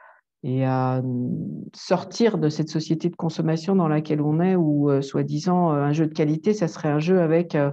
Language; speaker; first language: French; native; French